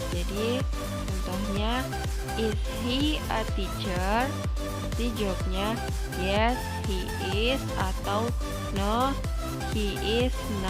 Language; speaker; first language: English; non-native, fluent; Indonesian